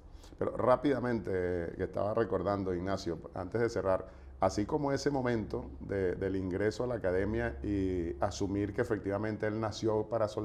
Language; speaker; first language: Spanish; native; Spanish